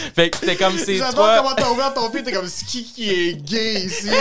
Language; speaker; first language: French; native; French